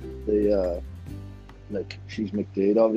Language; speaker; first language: English; native; English